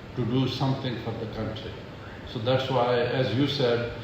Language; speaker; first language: English; non-native, local second language; Pashto